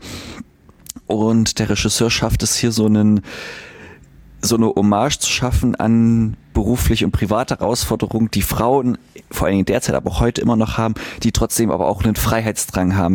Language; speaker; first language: German; native; German